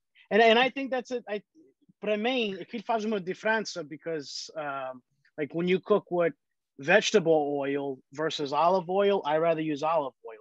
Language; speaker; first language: English; early bilingual, other home language; Portuguese